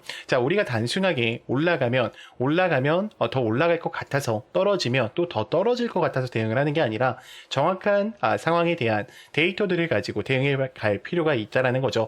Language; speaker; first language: Korean; native; Korean